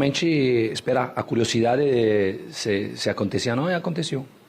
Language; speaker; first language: Portuguese; non-native, fluent; Spanish